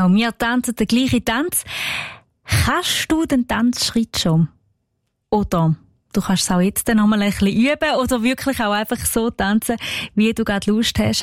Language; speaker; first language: German; native; German